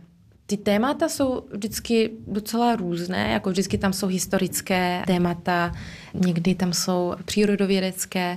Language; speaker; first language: Czech; early bilingual, heritage; Czech